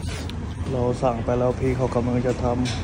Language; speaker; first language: Thai; non-native, fluent; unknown